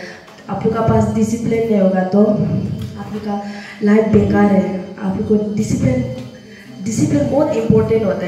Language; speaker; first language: Hindi; non-native, local second language; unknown